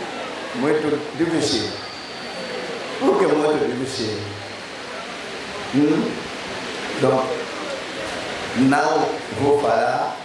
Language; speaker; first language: Portuguese; non-native, learner; Lingala